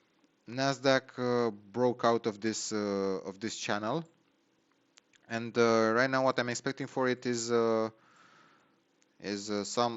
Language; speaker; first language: English; non-native, fluent; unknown